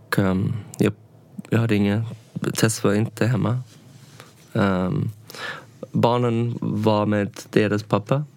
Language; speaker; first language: Swedish; non-native, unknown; English